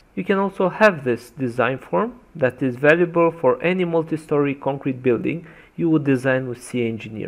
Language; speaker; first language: English; non-native, fluent; Romanian